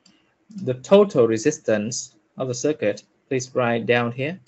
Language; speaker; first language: English; non-native, fluent; Vietnamese